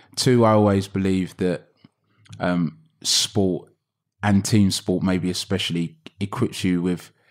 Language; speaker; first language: English; native; English